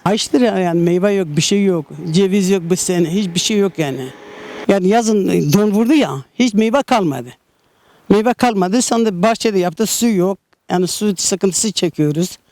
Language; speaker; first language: Turkish; non-native, local second language; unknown